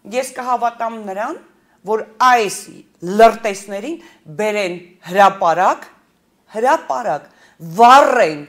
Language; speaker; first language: Armenian; early bilingual, heritage; Armenian